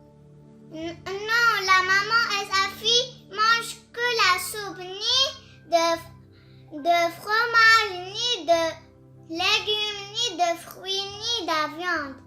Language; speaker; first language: French; non-native, learner; Arabic